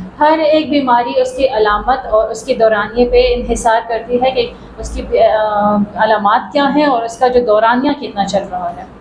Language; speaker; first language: Urdu; non-native, local second language; Pashto